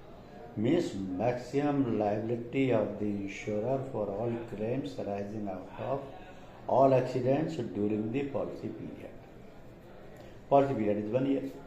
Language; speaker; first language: English; non-native, local second language; Hindi